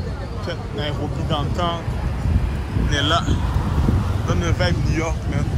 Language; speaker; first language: French; native; French